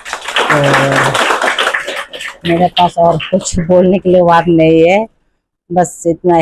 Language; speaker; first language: Hindi; non-native, local second language; Kok Borok